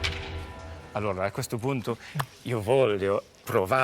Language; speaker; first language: Italian; non-native, learner; English